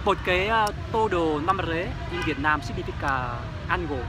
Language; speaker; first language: Spanish; non-native, learner; Vietnamese